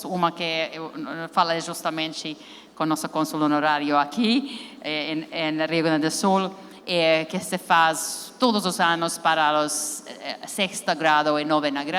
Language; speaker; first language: Portuguese; non-native, learner; Finnish